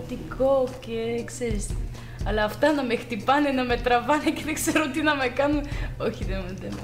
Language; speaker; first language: Greek; non-native, fluent; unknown